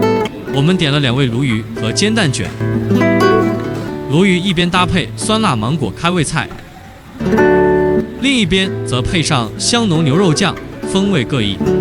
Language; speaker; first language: Chinese; native; Chinese